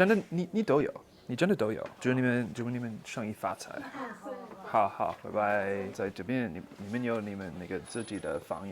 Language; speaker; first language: Chinese; non-native, fluent; English